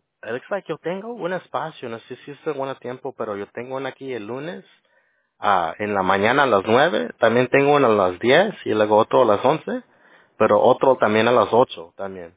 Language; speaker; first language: Spanish; early bilingual, other home language; English